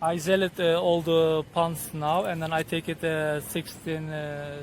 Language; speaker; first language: English; non-native, learner; Turkish